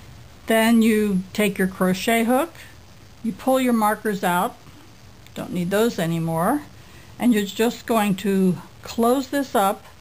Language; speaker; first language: English; native; English